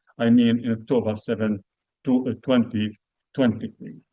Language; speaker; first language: English; non-native, fluent; Arabic